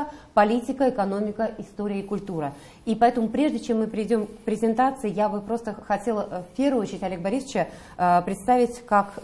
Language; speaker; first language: Russian; native; Russian